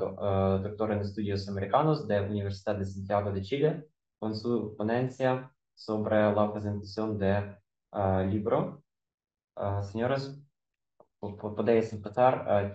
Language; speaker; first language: Spanish; non-native, fluent; Ukrainian